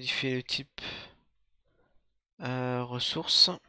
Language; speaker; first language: French; native; French